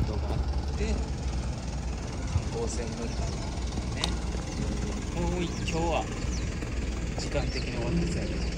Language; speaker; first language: Japanese; native; Japanese